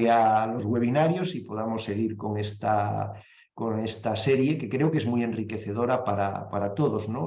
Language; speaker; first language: Spanish; native; Spanish